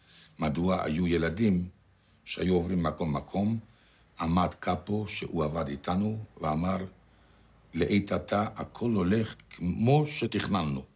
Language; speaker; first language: Hebrew; non-native, fluent; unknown